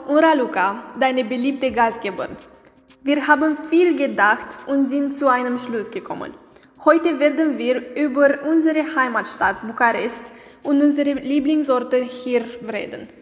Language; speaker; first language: German; non-native, learner; Romanian